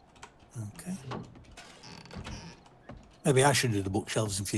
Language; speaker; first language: English; native; English